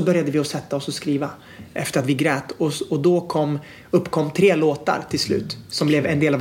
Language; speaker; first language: Swedish; native; Swedish